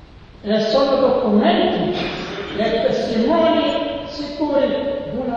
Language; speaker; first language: Italian; non-native, learner; Serbian